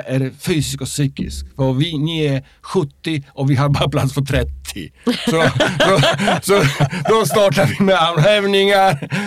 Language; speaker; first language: Swedish; non-native, fluent; Polish